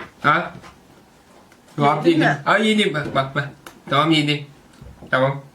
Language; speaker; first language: Turkish; non-native, learner; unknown